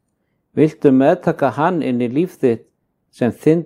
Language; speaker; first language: Icelandic; native; Icelandic